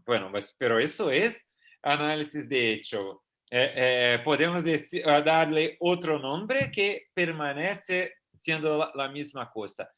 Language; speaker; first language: Spanish; non-native, fluent; Portuguese